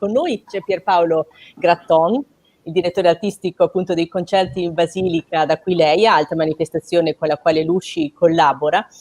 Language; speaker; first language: Italian; native; Italian